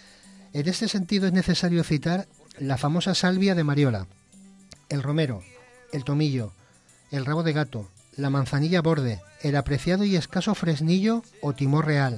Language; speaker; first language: Spanish; native; Spanish